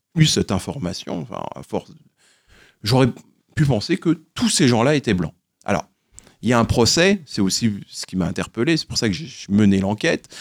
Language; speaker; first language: French; native; French